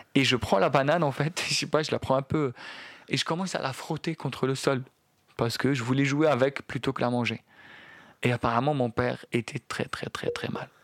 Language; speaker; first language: French; non-native, local second language; Arabic